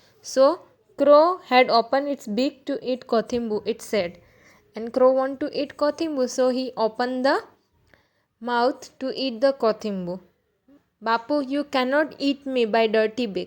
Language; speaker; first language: English; non-native, local second language; Gujarati